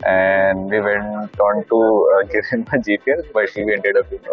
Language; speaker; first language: English; non-native, local second language; Hindi